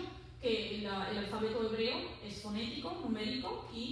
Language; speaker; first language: Spanish; early bilingual, heritage; Spanish